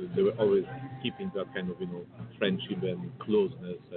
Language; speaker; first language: English; non-native, fluent; Polish